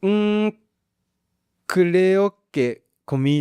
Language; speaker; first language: Spanish; non-native, learner; Japanese